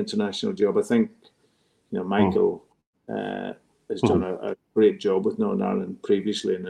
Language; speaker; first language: English; native; English